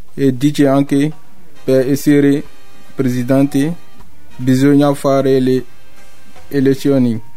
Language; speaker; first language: Italian; non-native, learner; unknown